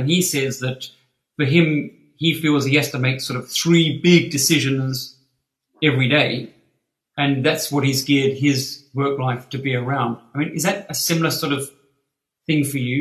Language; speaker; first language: English; native; English